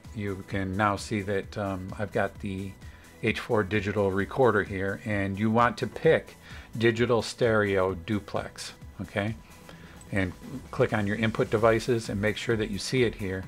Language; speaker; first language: English; native; English